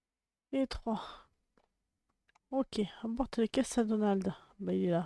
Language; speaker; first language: French; native; French